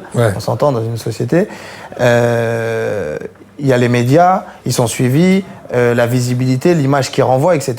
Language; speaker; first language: French; native; French